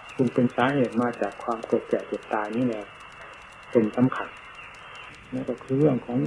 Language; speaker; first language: Thai; native; Thai